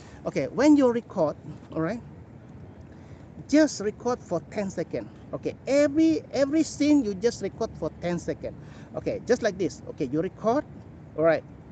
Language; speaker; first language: English; non-native, local second language; Malay